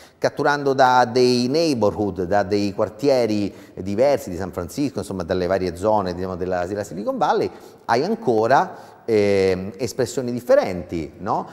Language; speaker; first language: Italian; native; Italian